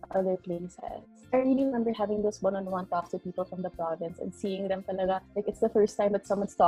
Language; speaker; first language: English; non-native, local second language; Cebuano